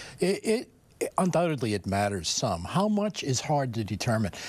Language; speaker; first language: English; native; English